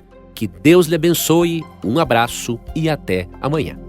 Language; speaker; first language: Portuguese; native; Portuguese